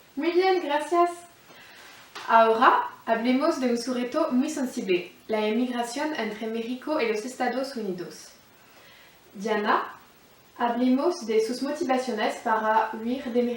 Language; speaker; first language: Spanish; non-native, learner; French